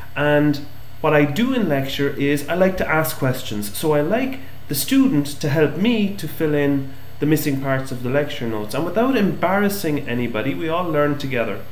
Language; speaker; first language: English; native; English